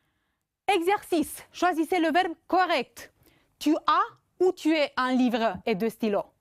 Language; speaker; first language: French; non-native, fluent; Romanian